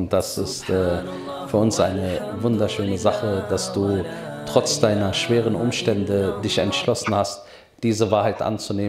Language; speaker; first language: German; native; German